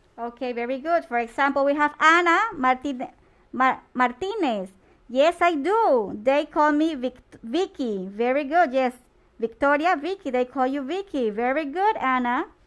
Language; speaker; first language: English; non-native, fluent; Spanish